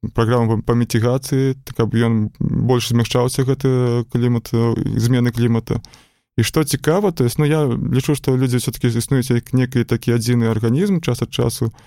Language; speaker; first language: Belarusian; non-native, local second language; Russian